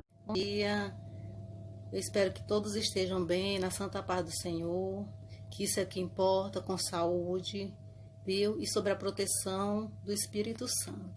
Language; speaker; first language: Portuguese; native; Portuguese